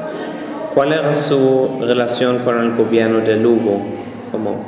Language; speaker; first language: Spanish; non-native, fluent; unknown